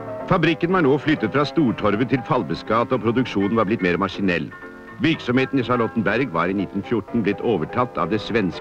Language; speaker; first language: Norwegian; native; Norwegian